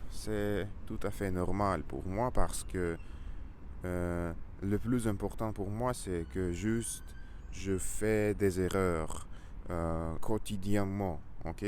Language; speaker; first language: French; non-native, learner; Russian